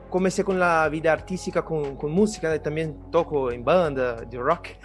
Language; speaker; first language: Portuguese; native; Portuguese